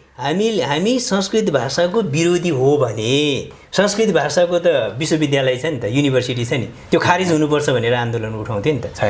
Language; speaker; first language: Nepali; non-native, local second language; Eastern Tamang